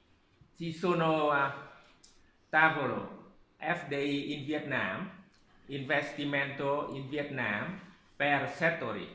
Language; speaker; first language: Italian; non-native, learner; Vietnamese